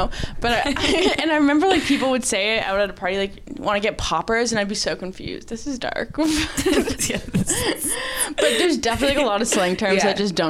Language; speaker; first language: English; native; English